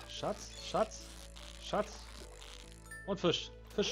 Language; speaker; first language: German; native; German